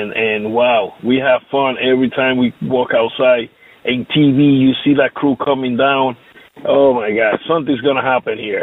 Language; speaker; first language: English; non-native, learner; Spanish